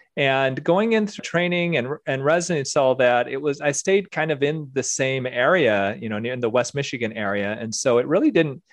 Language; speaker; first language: English; early bilingual, other home language; Korean